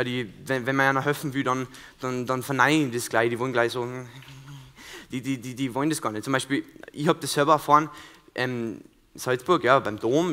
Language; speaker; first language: German; native; German